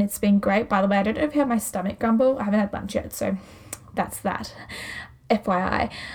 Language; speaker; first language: English; native; English